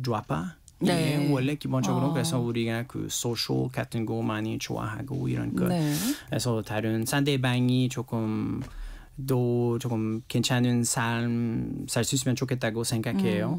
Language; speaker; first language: Korean; non-native, learner; French